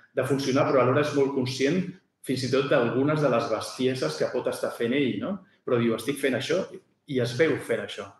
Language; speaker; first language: Catalan; native; Catalan